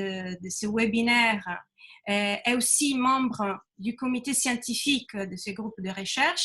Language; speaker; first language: French; non-native, fluent; Italian